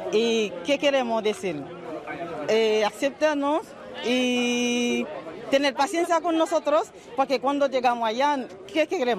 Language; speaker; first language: Spanish; non-native, learner; Haitian Creole